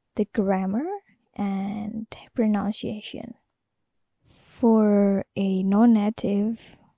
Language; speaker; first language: English; non-native, fluent; Indonesian